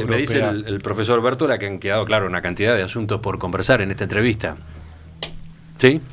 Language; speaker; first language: Spanish; native; Spanish